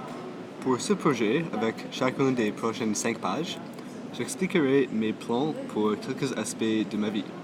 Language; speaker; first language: French; non-native, local second language; English